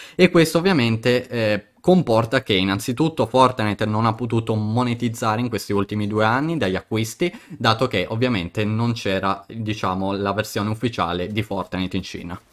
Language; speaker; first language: Italian; native; Italian